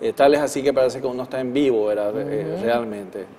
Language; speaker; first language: Spanish; native; Spanish